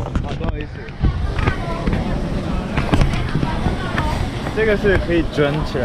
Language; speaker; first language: Chinese; non-native, learner; Japanese